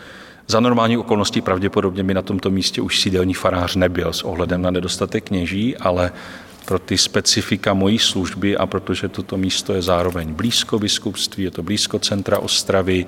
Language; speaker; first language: Czech; native; Czech